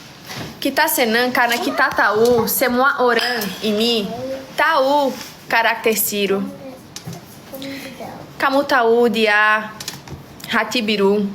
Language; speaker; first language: Indonesian; non-native, learner; Portuguese